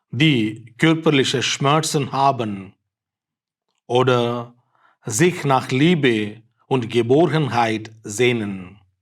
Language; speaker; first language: German; non-native, fluent; Tamil